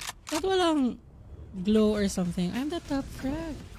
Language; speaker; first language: English; non-native, local second language; Filipino